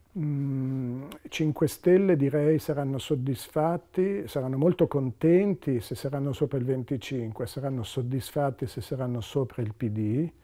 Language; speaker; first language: Italian; native; Italian